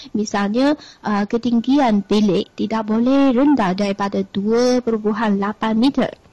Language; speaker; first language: Malay; non-native, fluent; Chinese